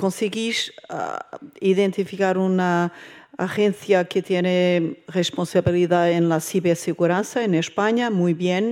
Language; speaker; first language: Spanish; non-native, fluent; Portuguese